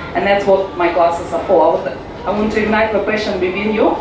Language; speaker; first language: English; non-native, fluent; Russian